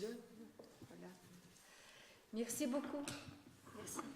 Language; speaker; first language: French; non-native, fluent; Russian